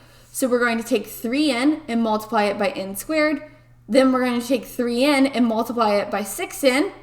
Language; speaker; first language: English; native; English